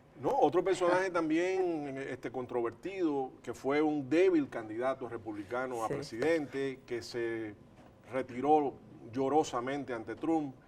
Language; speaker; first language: Spanish; native; Spanish